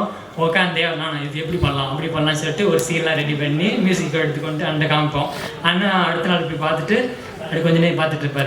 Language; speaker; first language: Tamil; native; Tamil